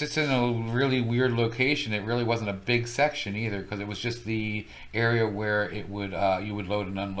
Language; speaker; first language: English; native; English